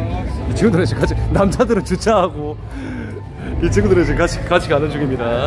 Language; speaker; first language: Korean; native; Korean